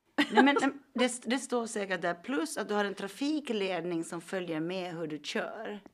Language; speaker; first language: Swedish; native; Swedish